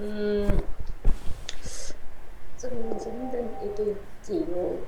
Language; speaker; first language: Korean; non-native, learner; Vietnamese